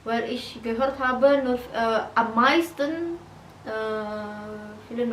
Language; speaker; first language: German; non-native, learner; Indonesian